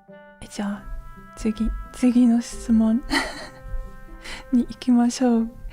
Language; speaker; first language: Japanese; non-native, learner; English